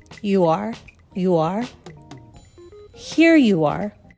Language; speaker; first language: English; non-native, fluent; Japanese